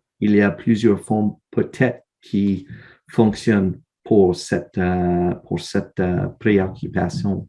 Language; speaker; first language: French; non-native, learner; English